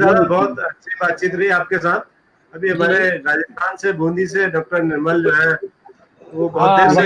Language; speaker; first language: Hindi; native; Hindi